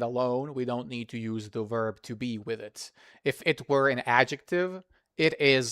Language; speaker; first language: English; non-native, fluent; Serbian